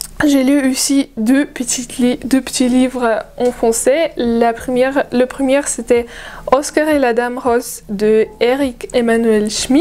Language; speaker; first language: French; non-native, fluent; Russian